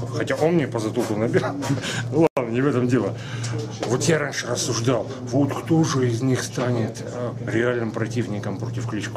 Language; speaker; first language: Russian; native; Russian